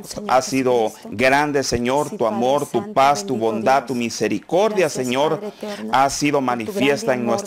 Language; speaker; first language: Spanish; native; Spanish